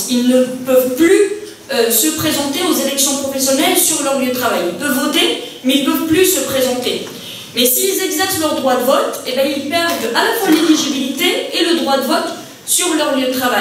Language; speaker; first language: French; native; French